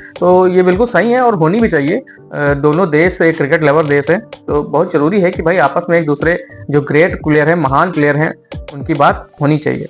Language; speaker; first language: Hindi; native; Hindi